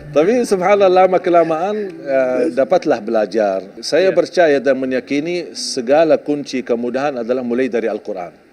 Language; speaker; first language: Indonesian; non-native, fluent; Arabic